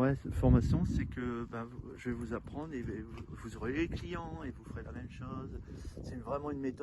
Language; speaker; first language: French; native; French